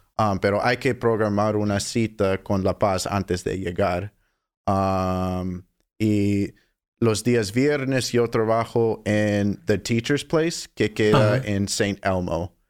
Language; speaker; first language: Spanish; non-native, fluent; English